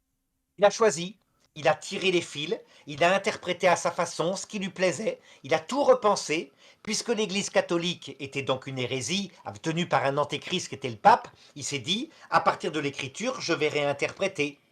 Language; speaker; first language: French; native; French